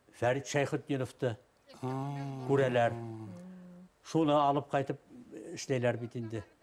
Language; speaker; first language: Tatar; non-native, local second language; Bashkir